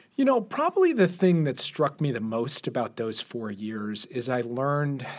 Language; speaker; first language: English; native; English